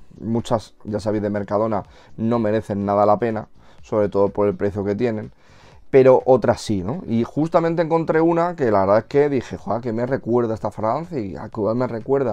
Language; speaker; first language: Spanish; native; Spanish